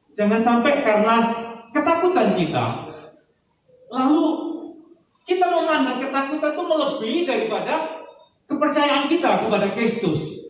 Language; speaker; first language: Indonesian; native; Indonesian